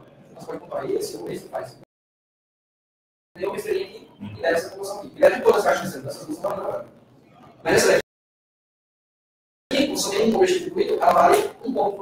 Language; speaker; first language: Portuguese; native; Portuguese